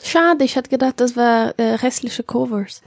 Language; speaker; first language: German; non-native, fluent; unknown